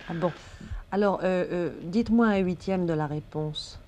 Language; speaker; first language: French; native; French